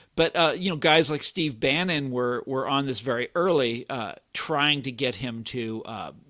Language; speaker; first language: English; native; English